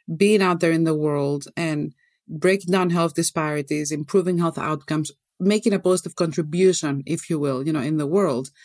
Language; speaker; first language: English; non-native, fluent; Greek